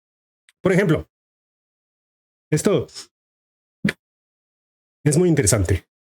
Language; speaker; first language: Spanish; native; Spanish